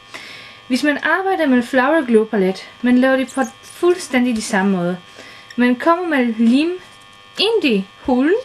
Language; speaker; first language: Danish; non-native, fluent; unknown